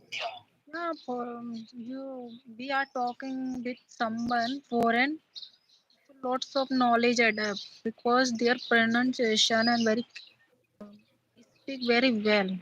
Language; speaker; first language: English; non-native, learner; Hindi